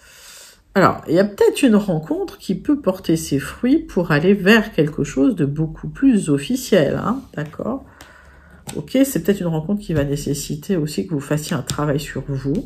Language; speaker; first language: French; native; French